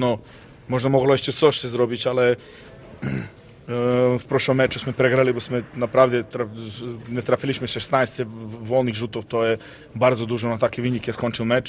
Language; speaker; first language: Polish; non-native, learner; Serbian